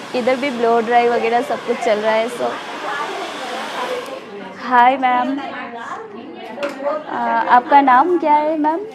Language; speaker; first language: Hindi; non-native, local second language; Kannada